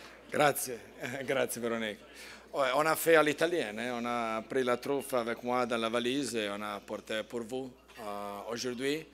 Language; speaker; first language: French; non-native, fluent; Italian